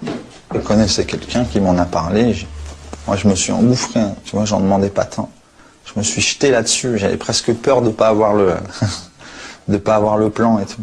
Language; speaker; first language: French; native; French